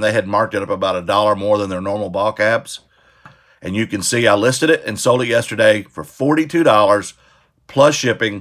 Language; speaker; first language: English; native; English